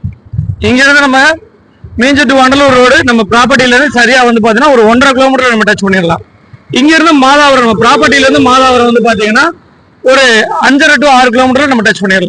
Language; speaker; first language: Tamil; native; Tamil